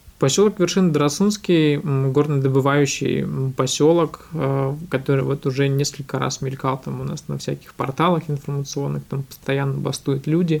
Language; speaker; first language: Russian; native; Russian